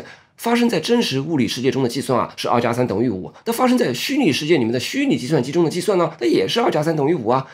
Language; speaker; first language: Chinese; native; Chinese